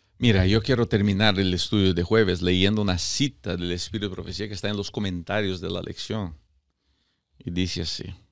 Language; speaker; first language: Spanish; early bilingual, heritage; Spanish